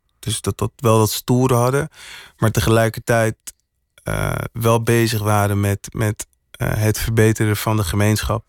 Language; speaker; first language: Dutch; early bilingual, other home language; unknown